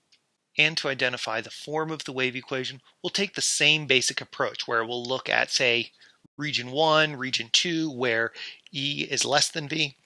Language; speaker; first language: English; native; English